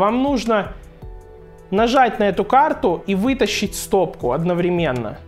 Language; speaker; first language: Russian; native; Russian